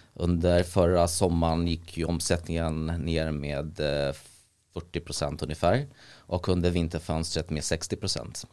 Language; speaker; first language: Swedish; early bilingual, other home language; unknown